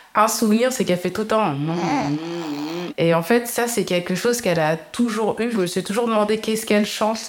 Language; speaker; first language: French; native; French